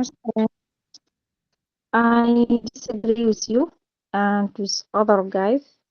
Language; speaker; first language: English; non-native, learner; Arabic